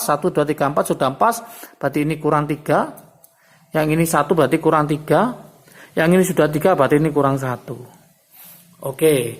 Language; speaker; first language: Indonesian; native; Indonesian